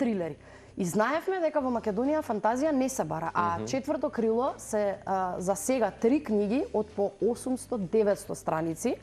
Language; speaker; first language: Macedonian; native; Macedonian